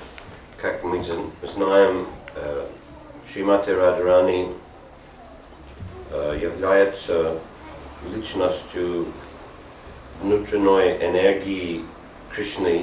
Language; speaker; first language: Russian; non-native, learner; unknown